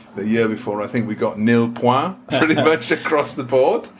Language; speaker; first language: English; native; English